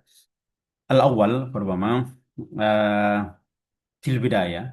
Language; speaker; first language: Arabic; non-native, fluent; Indonesian